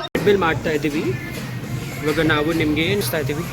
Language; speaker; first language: Kannada; non-native, learner; Marathi